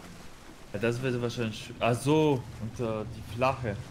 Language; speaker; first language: German; non-native, learner; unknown